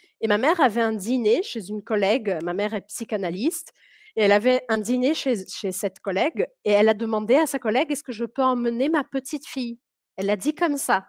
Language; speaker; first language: French; early bilingual, heritage; French